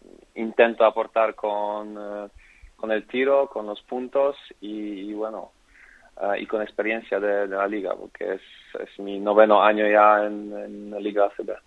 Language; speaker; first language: Spanish; non-native, fluent; Polish